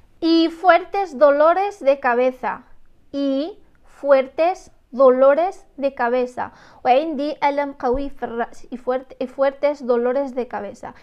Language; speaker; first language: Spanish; non-native, fluent; Arabic